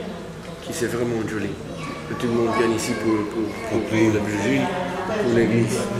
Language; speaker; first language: French; non-native, learner; Spanish